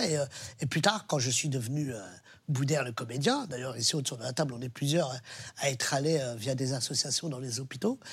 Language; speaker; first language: French; early bilingual, other home language; Arabic